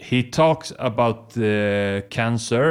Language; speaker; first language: English; non-native, fluent; Swedish